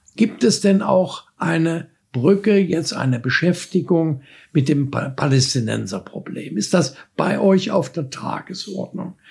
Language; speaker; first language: German; native; German